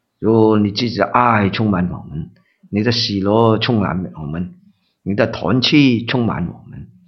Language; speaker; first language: Chinese; non-native, local second language; Cantonese